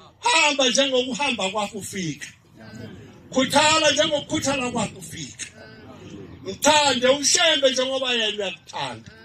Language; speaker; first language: Zulu; native; Zulu